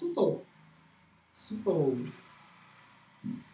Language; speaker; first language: English; non-native, learner; Portuguese